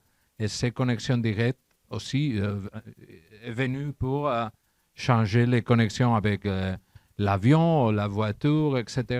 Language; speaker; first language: French; non-native, learner; Catalan